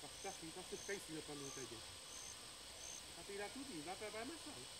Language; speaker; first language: Portuguese; native; Portuguese